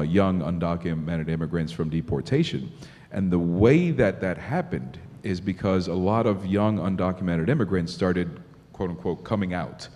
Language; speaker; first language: English; native; English